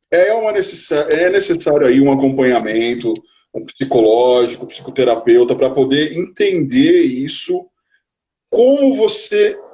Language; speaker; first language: Portuguese; native; Portuguese